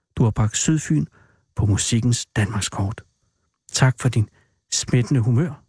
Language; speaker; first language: Danish; native; Danish